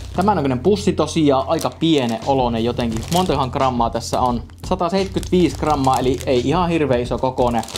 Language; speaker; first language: Finnish; native; Finnish